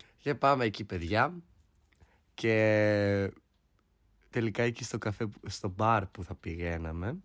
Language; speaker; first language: Greek; early bilingual, heritage; Greek